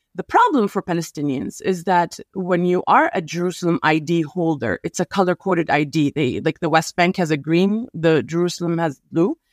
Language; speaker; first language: English; non-native, fluent; Arabic